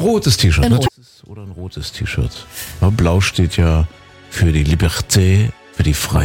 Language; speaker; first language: German; native; German